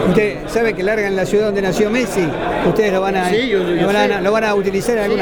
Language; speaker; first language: Spanish; native; Spanish